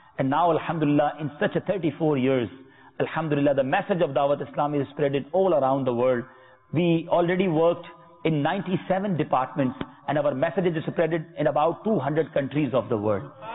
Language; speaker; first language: English; non-native, local second language; Urdu